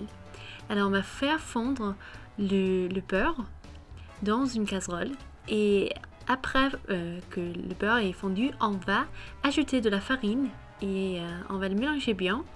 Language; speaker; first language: French; non-native, fluent; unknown